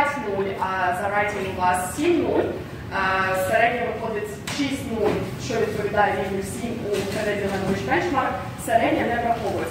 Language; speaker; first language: Ukrainian; native; Ukrainian